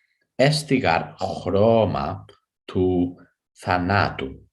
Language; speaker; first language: Greek; non-native, fluent; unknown